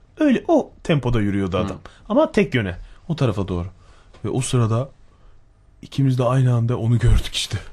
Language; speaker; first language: Turkish; native; Turkish